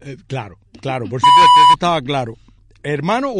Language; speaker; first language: Spanish; native; Spanish